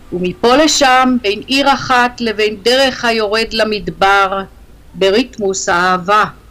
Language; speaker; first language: Hebrew; native; Hebrew